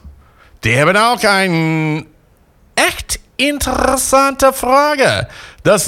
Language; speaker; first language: German; non-native, fluent; English